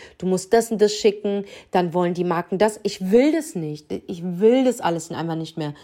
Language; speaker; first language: German; early bilingual, other home language; Arabic